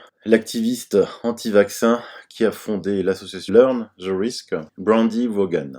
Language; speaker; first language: French; native; French